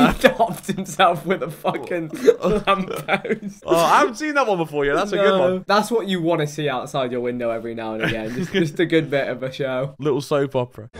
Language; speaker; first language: English; native; English